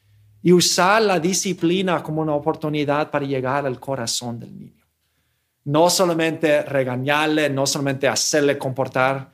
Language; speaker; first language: Spanish; non-native, fluent; English